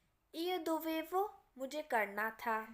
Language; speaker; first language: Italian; non-native, fluent; Urdu